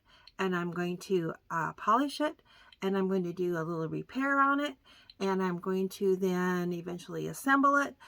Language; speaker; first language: English; native; English